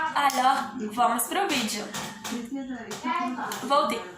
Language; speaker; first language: Portuguese; non-native, learner; Haitian Creole